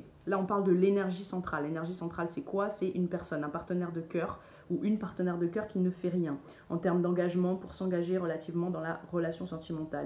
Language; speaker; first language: French; native; French